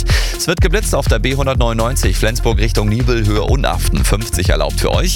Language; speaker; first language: German; native; German